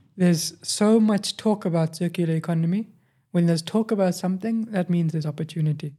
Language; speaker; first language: English; native; English